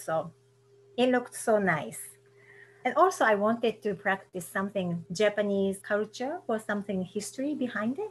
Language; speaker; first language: English; non-native, fluent; Japanese